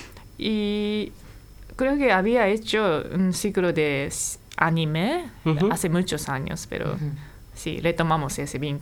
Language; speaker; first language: Spanish; non-native, fluent; Japanese